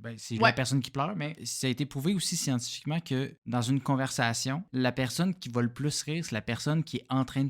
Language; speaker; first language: French; native; French